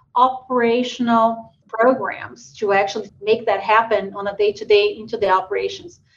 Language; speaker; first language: English; non-native, fluent; Portuguese